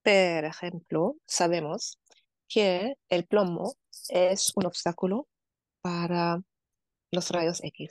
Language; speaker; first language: Spanish; non-native, fluent; German